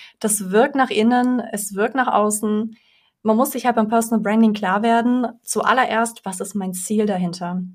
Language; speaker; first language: German; early bilingual, other home language; Russian